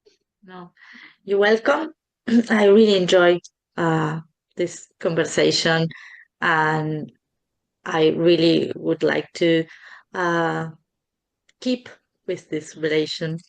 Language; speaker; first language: English; non-native, fluent; Spanish